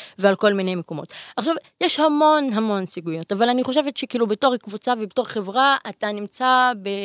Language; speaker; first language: Hebrew; non-native, local second language; Arabic